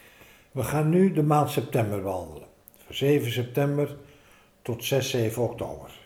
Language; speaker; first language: Dutch; native; Dutch